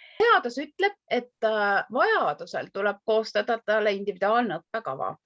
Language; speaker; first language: Estonian; native; Estonian